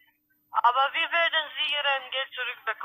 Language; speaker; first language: German; non-native, learner; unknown